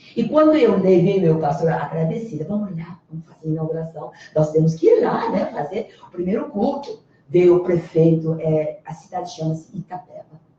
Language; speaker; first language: Portuguese; early bilingual, other home language; Korean